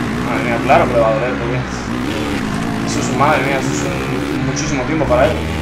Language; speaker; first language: Spanish; native; Spanish